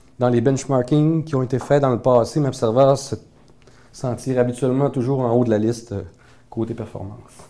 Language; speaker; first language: French; native; French